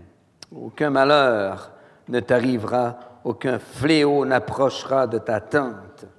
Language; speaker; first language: French; native; French